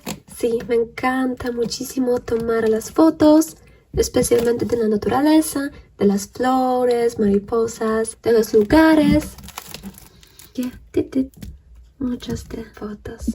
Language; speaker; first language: Spanish; non-native, fluent; Polish